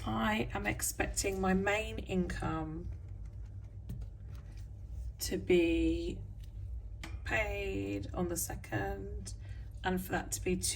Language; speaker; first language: English; native; English